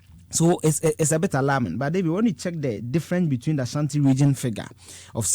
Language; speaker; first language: English; non-native, local second language; Akan